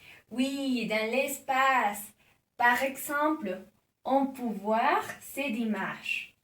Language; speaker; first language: French; non-native, learner; Spanish